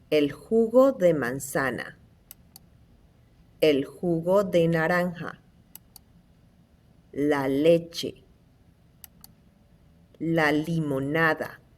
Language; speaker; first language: Spanish; non-native, fluent; English